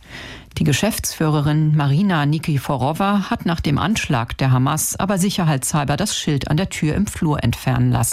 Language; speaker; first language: German; native; German